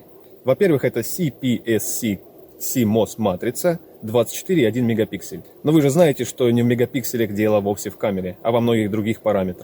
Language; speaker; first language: Russian; native; Russian